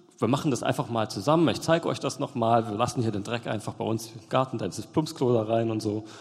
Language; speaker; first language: German; native; German